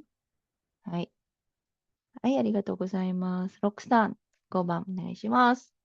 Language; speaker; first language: Japanese; non-native, fluent; Filipino